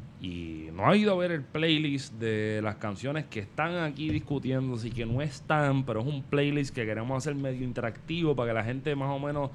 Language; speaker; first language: Spanish; native; Spanish